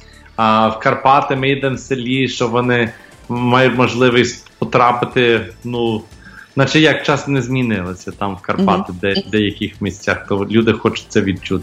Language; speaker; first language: Ukrainian; early bilingual, heritage; English